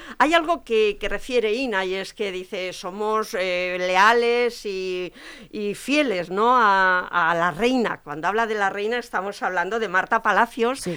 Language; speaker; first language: Spanish; native; Spanish